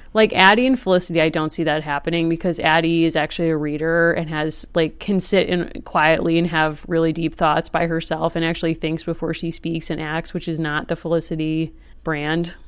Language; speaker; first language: English; native; English